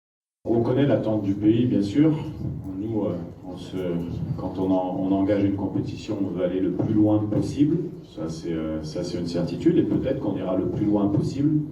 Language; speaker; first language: French; native; French